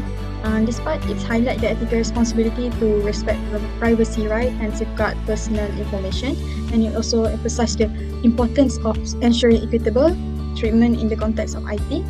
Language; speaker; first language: English; non-native, local second language; Malay